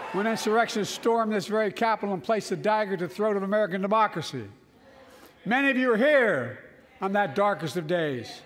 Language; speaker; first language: English; native; English